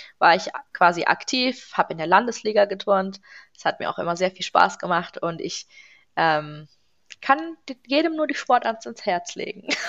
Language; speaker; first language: German; early bilingual, other home language; Persian